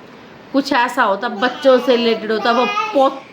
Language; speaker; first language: Hindi; native; Hindi